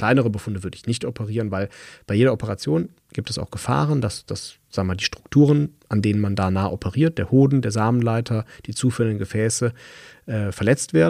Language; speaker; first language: German; native; German